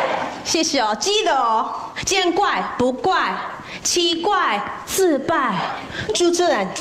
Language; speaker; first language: Chinese; non-native, fluent; English